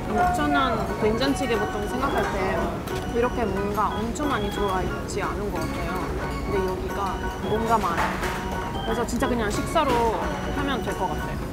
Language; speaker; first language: Korean; non-native, fluent; Italian